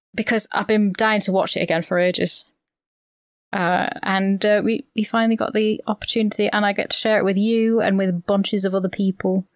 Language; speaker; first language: English; native; English